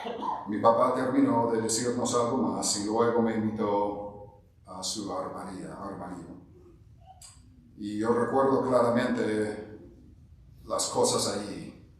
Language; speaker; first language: Spanish; non-native, fluent; English